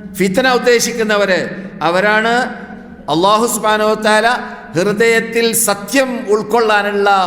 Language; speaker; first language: Malayalam; native; Malayalam